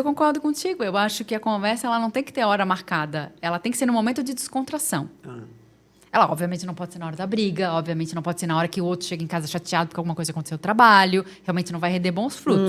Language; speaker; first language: Portuguese; native; Portuguese